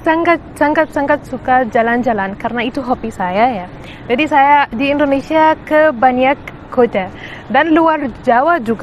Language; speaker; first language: Indonesian; non-native, fluent; Arabic